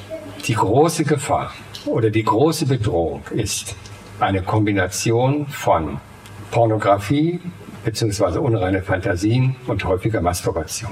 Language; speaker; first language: German; native; German